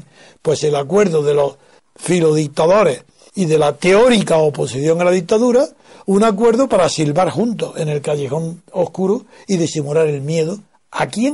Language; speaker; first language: Spanish; native; Spanish